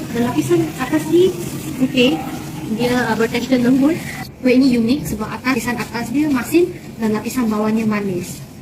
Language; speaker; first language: Malay; non-native, local second language; Min Nan Chinese